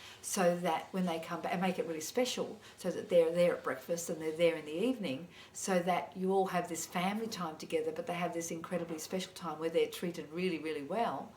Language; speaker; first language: English; native; English